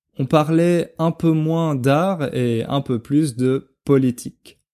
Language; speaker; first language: French; native; French